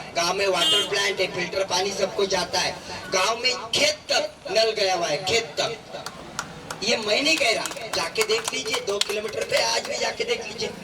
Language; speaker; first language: Hindi; non-native, local second language; Marathi